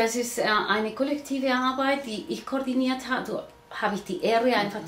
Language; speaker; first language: German; non-native, learner; Spanish